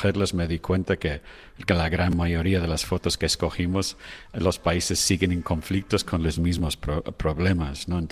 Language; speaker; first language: Spanish; non-native, fluent; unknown